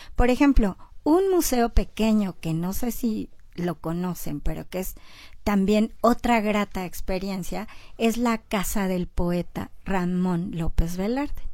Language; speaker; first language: Spanish; native; Spanish